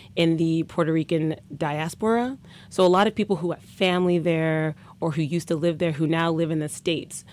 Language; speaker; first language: English; native; English